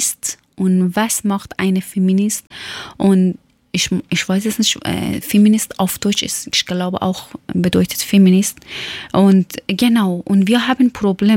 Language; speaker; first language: German; non-native, learner; Persian